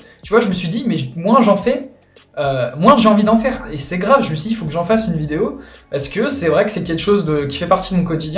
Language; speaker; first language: French; native; French